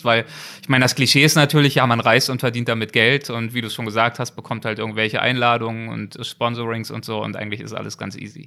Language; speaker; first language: German; native; German